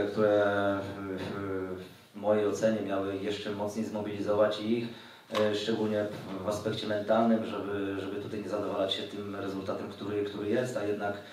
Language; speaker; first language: Polish; native; Polish